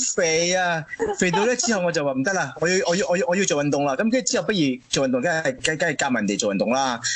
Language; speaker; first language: Cantonese; non-native, fluent; French